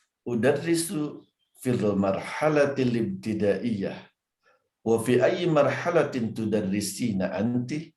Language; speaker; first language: Arabic; non-native, fluent; Indonesian